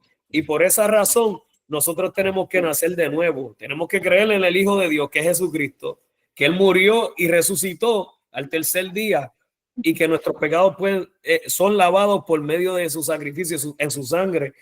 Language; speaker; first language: Spanish; native; Spanish